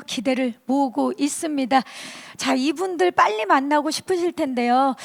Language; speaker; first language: Korean; native; Korean